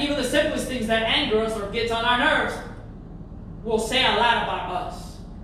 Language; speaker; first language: English; early bilingual, other home language; Spanish